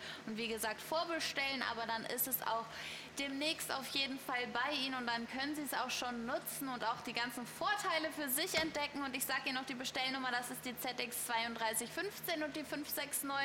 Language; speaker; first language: German; native; German